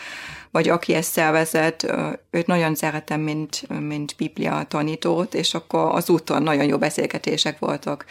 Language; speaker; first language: Hungarian; non-native, fluent; German